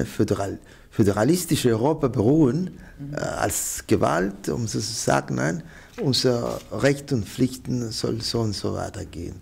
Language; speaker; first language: German; non-native, fluent; Arabic